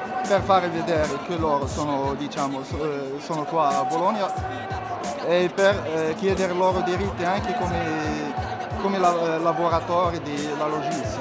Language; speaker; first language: Italian; non-native, fluent; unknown